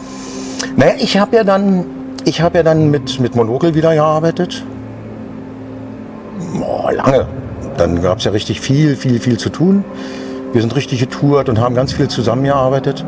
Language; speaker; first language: German; native; German